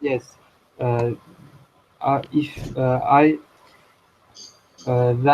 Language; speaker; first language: English; non-native, learner; Turkish